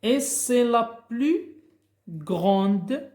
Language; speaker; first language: French; non-native, local second language; Arabic